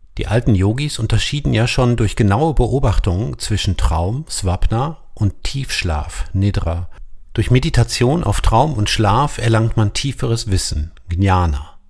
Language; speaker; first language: German; native; German